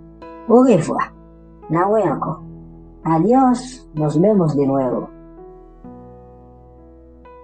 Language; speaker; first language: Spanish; non-native, learner; Haitian Creole